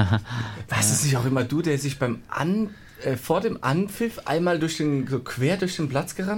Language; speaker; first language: German; native; German